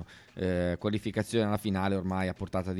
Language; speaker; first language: Italian; native; Italian